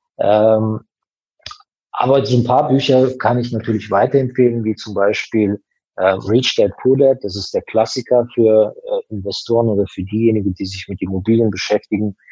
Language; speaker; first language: German; non-native, fluent; Azerbaijani